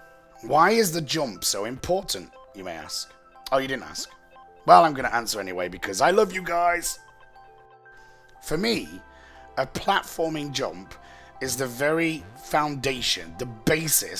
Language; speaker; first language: English; native; English